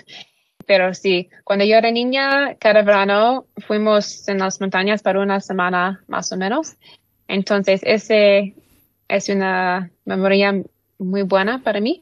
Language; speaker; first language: Spanish; non-native, learner; English